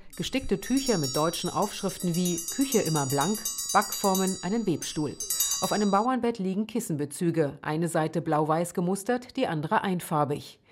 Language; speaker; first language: German; native; German